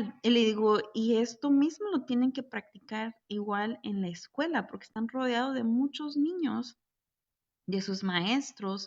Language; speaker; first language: Spanish; native; Spanish